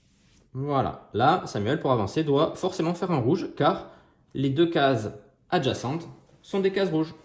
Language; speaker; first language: French; native; French